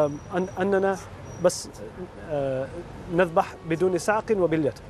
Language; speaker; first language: Arabic; non-native, learner; Urdu